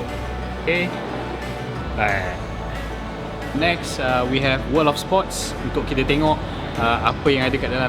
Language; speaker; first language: Malay; native; Malay